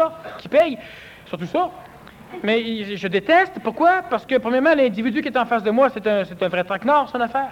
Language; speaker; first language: French; native; French